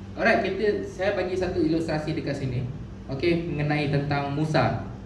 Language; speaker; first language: Malay; non-native, local second language; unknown